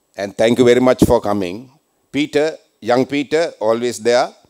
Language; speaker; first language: English; non-native, local second language; Sinhala